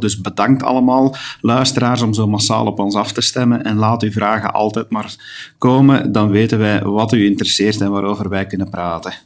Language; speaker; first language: Dutch; native; Dutch